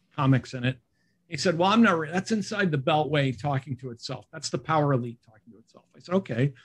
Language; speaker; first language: English; native; English